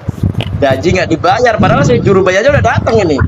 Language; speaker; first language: Indonesian; native; Indonesian